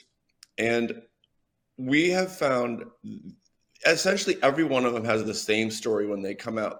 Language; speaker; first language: English; native; English